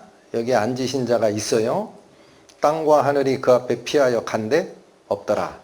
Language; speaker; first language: Korean; native; Korean